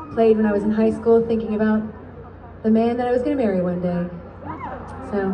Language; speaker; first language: English; native; English